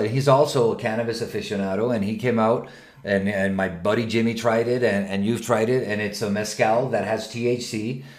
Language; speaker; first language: English; non-native, fluent; Spanish